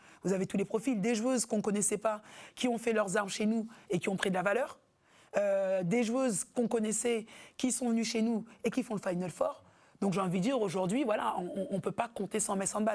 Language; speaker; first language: French; native; French